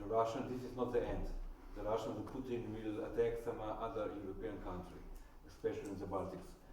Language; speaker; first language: English; non-native, fluent; Slovenian